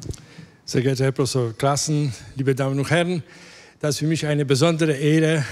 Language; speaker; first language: German; non-native, fluent; Polish